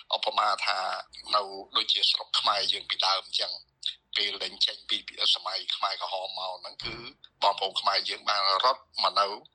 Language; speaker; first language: Khmer; native; Khmer